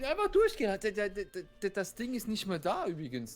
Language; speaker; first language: German; native; German